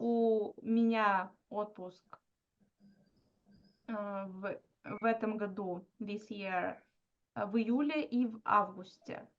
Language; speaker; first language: Russian; non-native, fluent; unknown